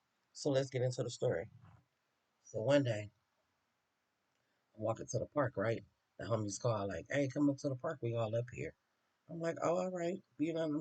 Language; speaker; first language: English; native; English